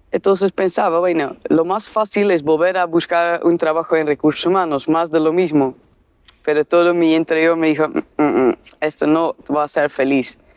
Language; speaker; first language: Spanish; non-native, fluent; Dutch